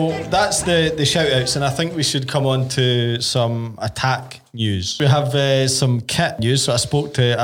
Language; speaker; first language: English; native; English